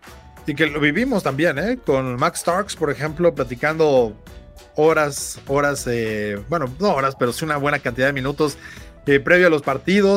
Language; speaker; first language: Spanish; native; Spanish